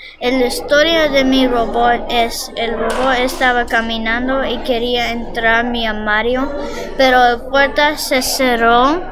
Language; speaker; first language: Spanish; non-native, learner; English